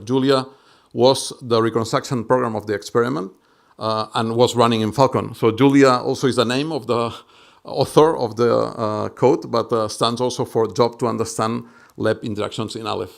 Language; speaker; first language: English; non-native, fluent; Catalan